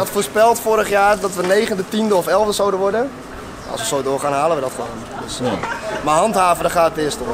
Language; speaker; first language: Dutch; native; Dutch